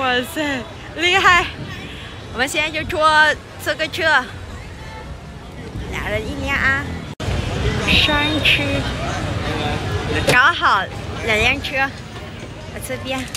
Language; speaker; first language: Chinese; non-native, fluent; Vietnamese